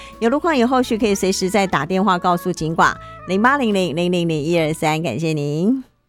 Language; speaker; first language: Chinese; native; Chinese